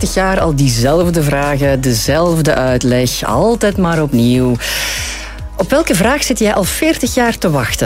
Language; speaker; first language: Dutch; native; Dutch